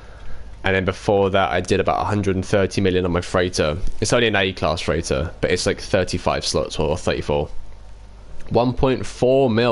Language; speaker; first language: English; native; English